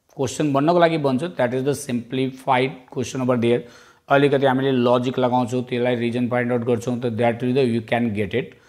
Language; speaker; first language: Nepali; non-native, local second language; Bhojpuri